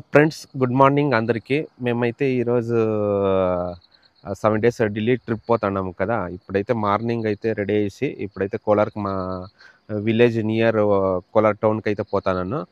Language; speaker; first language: Telugu; native; Telugu